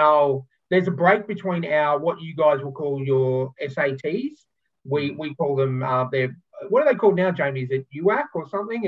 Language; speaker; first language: English; native; English